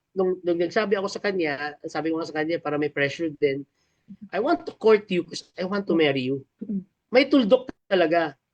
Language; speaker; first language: Filipino; non-native, local second language; Cebuano